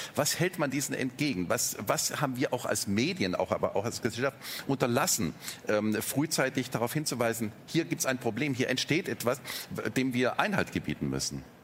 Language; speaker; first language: German; native; German